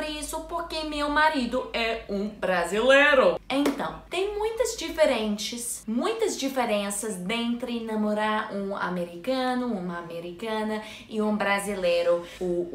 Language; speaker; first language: Portuguese; non-native, learner; English